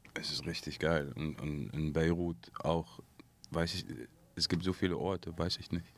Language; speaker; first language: German; non-native, learner; Arabic